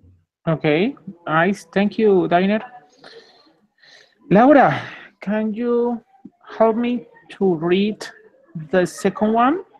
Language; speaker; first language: English; non-native, fluent; Spanish